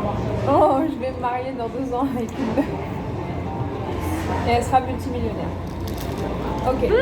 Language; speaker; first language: French; native; French